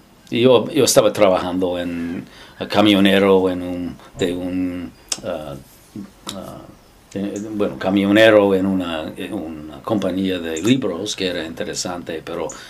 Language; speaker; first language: Spanish; non-native, fluent; English